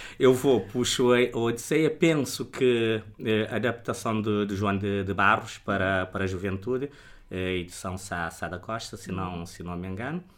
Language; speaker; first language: Portuguese; non-native, local second language; Kabuverdianu